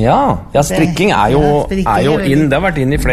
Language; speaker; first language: Norwegian; native; Norwegian